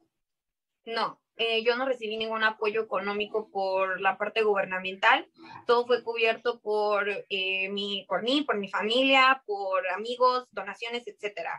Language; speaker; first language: Spanish; native; Spanish